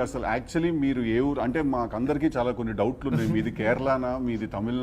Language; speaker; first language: Telugu; native; Telugu